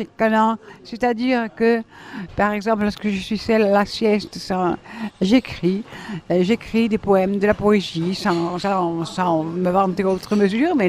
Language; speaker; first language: French; native; French